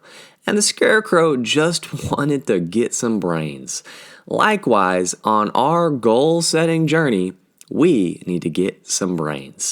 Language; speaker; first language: English; native; English